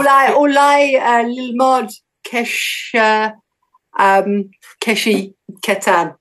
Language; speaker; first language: Hebrew; non-native, learner; English